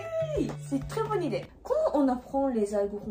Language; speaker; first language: French; non-native, learner; Japanese